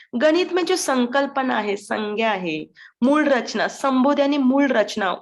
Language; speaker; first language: Hindi; non-native, local second language; Marathi